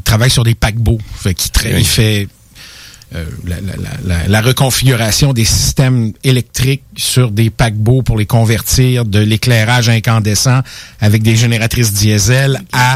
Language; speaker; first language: French; native; French